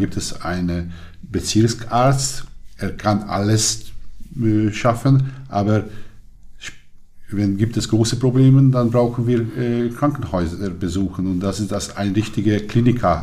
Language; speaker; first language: German; non-native, learner; Hungarian